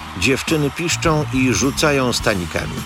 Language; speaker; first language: Polish; native; Polish